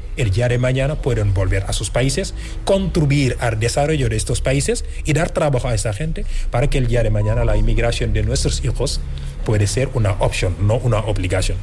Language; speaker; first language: Spanish; non-native, fluent; Wolof